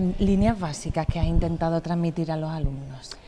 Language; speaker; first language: Spanish; native; Spanish